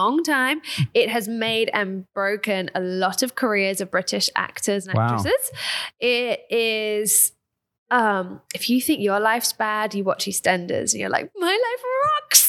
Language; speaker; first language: English; native; English